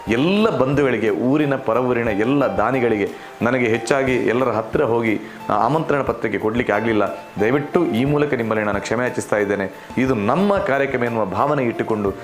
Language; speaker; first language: Kannada; non-native, local second language; Tulu